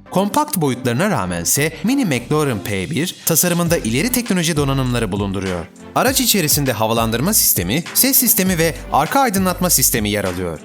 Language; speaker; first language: Turkish; native; Turkish